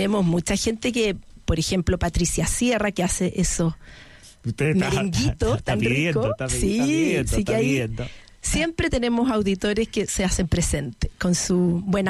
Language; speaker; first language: Spanish; native; Spanish